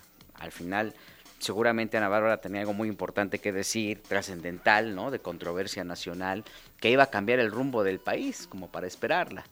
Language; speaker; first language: Spanish; native; Spanish